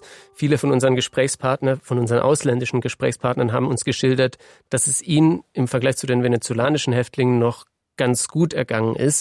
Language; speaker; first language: German; native; German